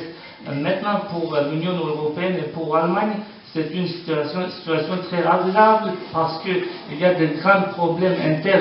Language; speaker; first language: French; non-native, learner; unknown